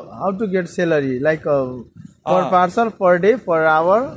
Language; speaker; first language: English; non-native, learner; Nepali